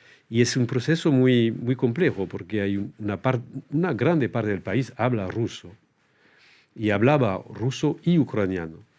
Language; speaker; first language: Spanish; non-native, fluent; French